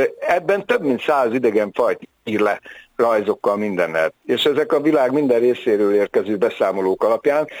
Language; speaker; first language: Hungarian; native; Hungarian